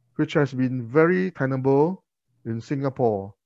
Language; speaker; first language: English; non-native, local second language; Chinese